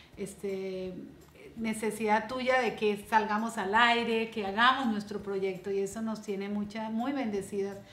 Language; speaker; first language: Spanish; native; Spanish